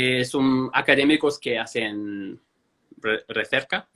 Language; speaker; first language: Spanish; non-native, fluent; English